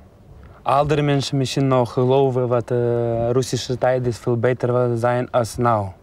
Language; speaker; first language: Dutch; non-native, learner; Lithuanian